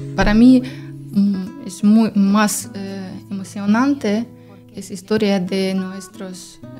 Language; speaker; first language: Spanish; non-native, learner; Ukrainian